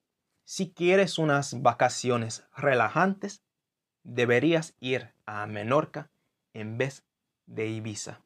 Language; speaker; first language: Spanish; non-native, fluent; English